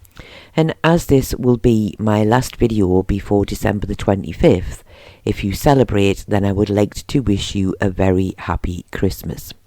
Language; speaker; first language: English; native; English